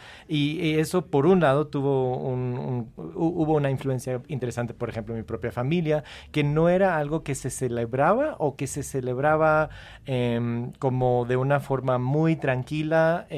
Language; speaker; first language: Spanish; non-native, fluent; English